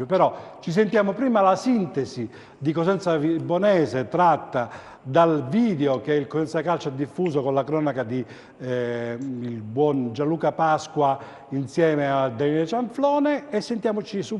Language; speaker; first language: Italian; native; Italian